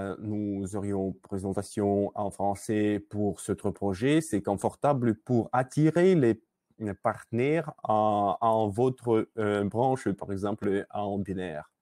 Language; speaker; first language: French; non-native, learner; Russian